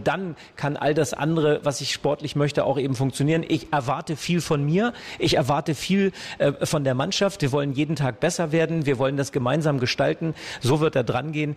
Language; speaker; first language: German; native; German